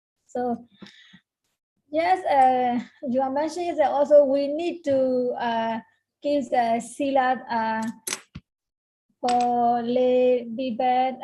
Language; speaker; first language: English; non-native, learner; Burmese